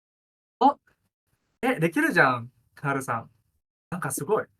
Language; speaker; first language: Japanese; non-native, fluent; Indonesian